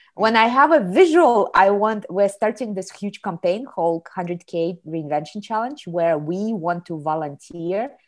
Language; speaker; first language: English; non-native, fluent; Kazakh